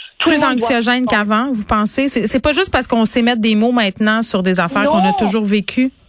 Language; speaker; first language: French; native; French